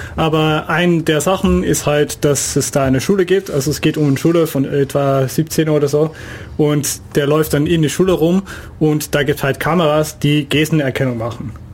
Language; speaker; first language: German; non-native, fluent; Dutch